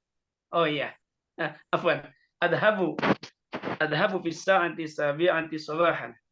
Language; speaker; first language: Arabic; non-native, learner; Indonesian